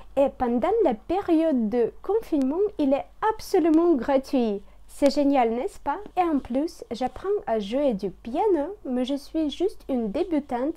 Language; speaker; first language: French; non-native, learner; Russian